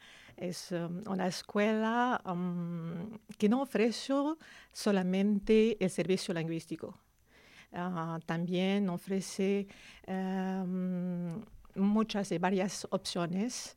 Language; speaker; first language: Spanish; non-native, learner; Arabic